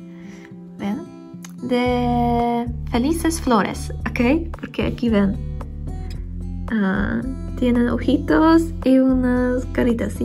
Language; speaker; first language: Spanish; non-native, learner; Polish